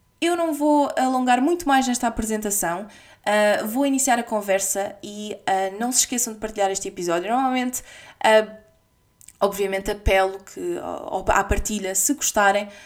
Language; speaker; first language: Portuguese; native; Portuguese